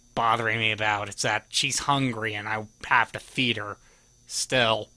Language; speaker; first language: English; native; English